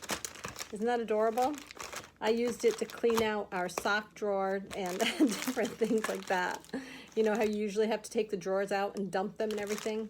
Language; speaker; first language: English; native; English